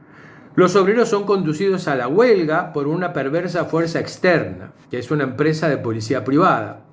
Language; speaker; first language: Spanish; native; Spanish